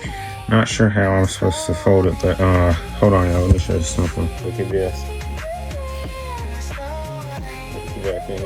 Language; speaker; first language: English; native; English